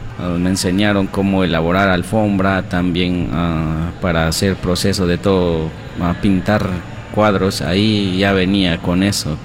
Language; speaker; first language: Spanish; non-native, local second language; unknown